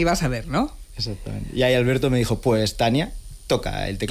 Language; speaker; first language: Spanish; native; Spanish